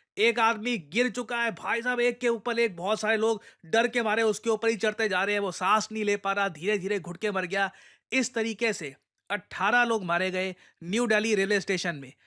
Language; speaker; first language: Hindi; native; Hindi